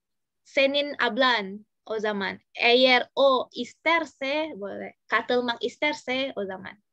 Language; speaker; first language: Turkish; non-native, fluent; Indonesian